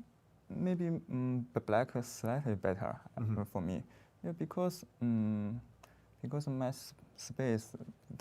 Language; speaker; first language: English; non-native, learner; Chinese